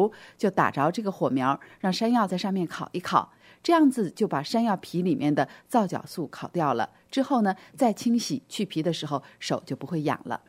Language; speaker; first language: Chinese; native; Chinese